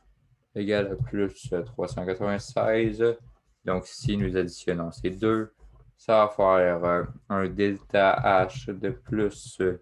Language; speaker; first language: French; native; French